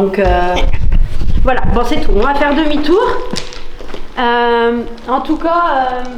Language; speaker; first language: French; native; French